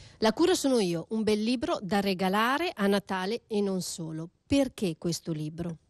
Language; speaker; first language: Italian; native; Italian